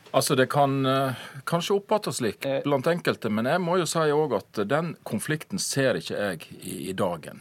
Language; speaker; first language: Norwegian; native; Norwegian